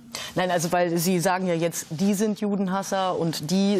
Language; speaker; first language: German; native; German